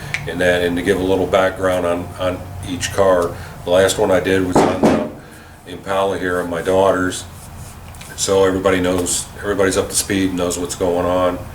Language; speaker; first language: English; native; English